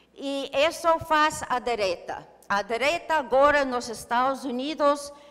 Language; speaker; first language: Portuguese; non-native, learner; English